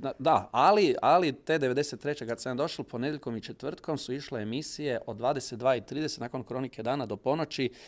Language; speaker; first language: Croatian; native; Croatian